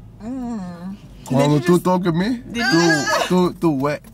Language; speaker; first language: English; native; English